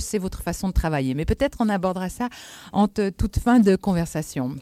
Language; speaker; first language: French; native; French